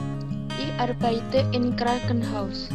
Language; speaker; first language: German; non-native, learner; Indonesian